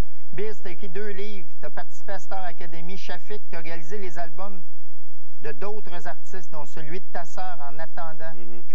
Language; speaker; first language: French; native; French